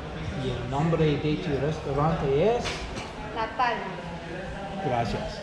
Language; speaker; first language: Spanish; non-native, learner; English